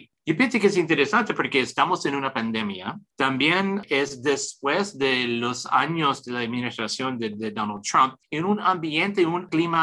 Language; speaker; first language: Spanish; early bilingual, heritage; English